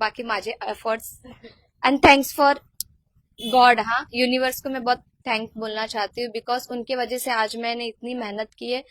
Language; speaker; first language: Hindi; non-native, local second language; Marathi